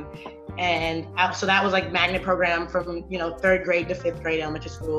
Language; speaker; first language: English; native; English